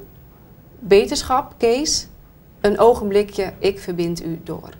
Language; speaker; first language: Dutch; native; Dutch